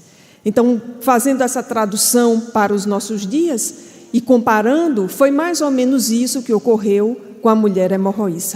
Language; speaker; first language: Portuguese; native; Portuguese